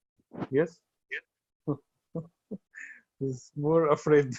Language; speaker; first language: English; non-native, learner; Arabic